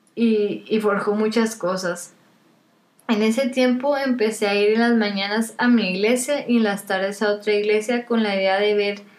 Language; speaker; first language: Spanish; native; Spanish